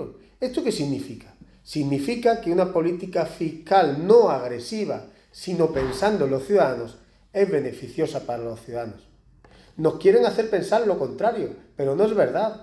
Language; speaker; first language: Spanish; native; Spanish